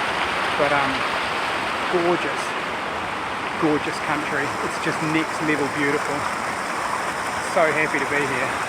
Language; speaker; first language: English; native; English